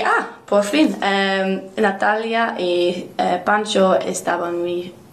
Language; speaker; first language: Spanish; non-native, learner; English